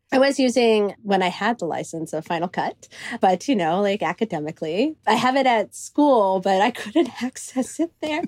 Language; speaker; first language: English; early bilingual, other home language; Greek